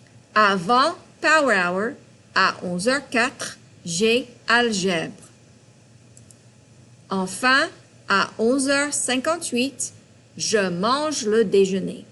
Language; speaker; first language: French; non-native, fluent; English